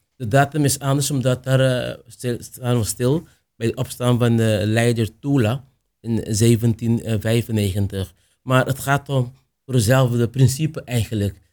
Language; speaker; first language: Dutch; non-native, local second language; Papiamento